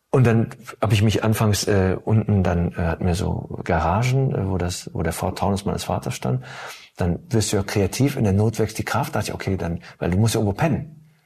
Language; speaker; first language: German; early bilingual, other home language; Turkish